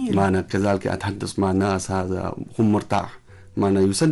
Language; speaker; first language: Arabic; non-native, learner; Chinese